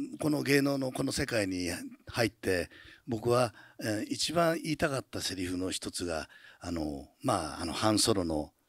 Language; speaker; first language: Japanese; native; Japanese